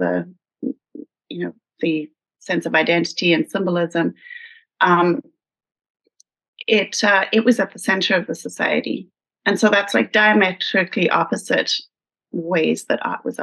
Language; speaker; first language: English; native; English